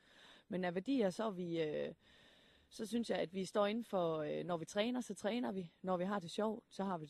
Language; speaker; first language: Danish; native; Danish